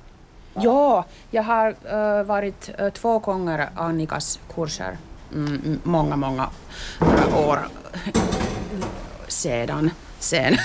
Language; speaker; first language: Swedish; non-native, learner; Finnish